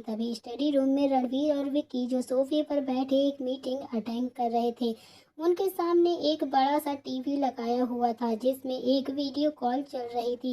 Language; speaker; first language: Hindi; native; Hindi